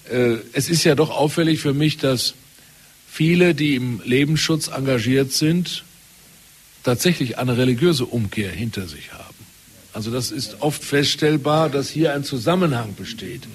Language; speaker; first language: German; native; German